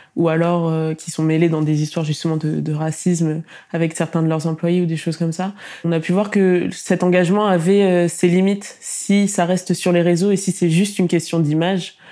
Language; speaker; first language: French; native; French